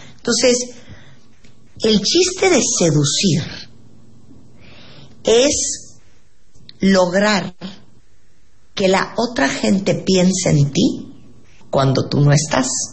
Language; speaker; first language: Spanish; native; Spanish